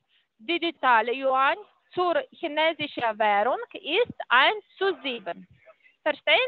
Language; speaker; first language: German; non-native, fluent; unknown